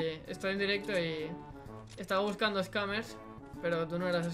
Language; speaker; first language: Spanish; native; Spanish